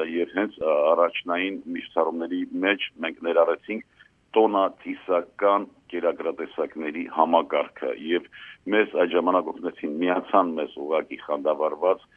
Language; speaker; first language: Armenian; native; Armenian